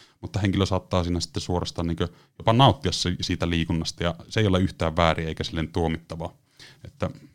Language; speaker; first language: Finnish; native; Finnish